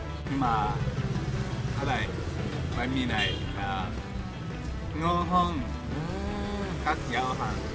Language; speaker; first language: Vietnamese; non-native, learner; Japanese